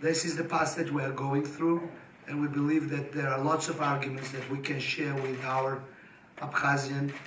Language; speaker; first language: English; non-native, fluent; Georgian